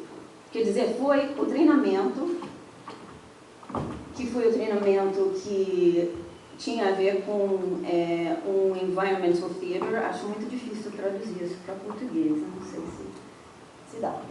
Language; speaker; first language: Portuguese; non-native, fluent; English